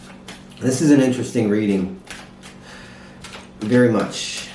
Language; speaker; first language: English; native; English